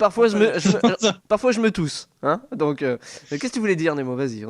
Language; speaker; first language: French; native; French